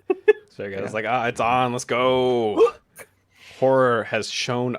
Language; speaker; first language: English; native; English